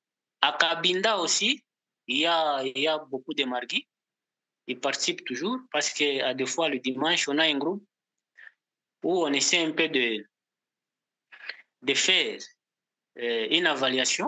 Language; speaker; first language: French; non-native, local second language; Portuguese